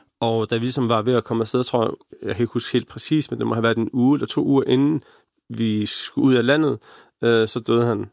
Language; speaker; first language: Danish; early bilingual, other home language; Arabic